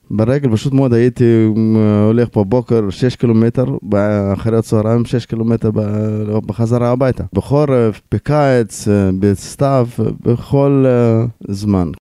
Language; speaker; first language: Hebrew; non-native, local second language; Arabic